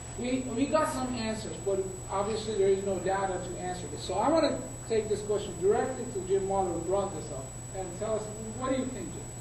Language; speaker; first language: English; non-native, fluent; Persian